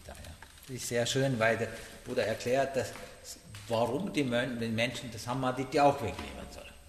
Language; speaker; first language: German; non-native, fluent; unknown